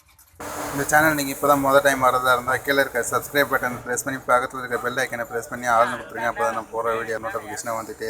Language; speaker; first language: Tamil; native; Tamil